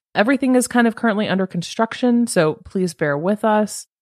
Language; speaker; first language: English; native; English